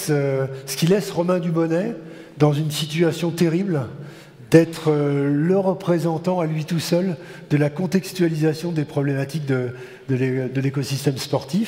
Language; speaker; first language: French; native; French